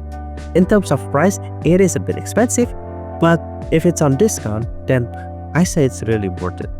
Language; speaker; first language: English; non-native, fluent; Indonesian